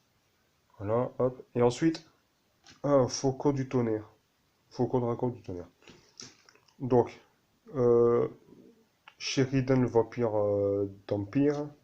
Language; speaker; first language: French; native; French